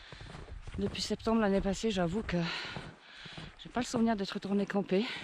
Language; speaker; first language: French; native; French